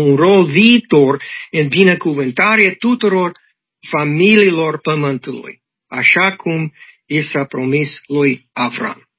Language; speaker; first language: Romanian; non-native, learner; English